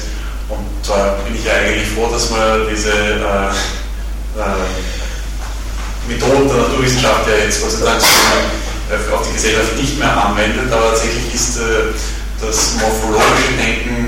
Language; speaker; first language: German; native; German